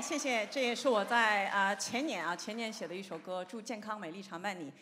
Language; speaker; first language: Chinese; native; Chinese